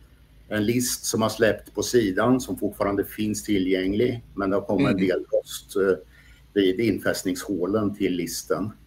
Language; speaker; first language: Swedish; native; Swedish